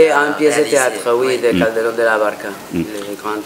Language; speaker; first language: French; non-native, fluent; Spanish